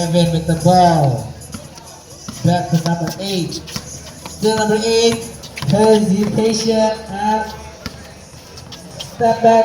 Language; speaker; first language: English; non-native, local second language; Indonesian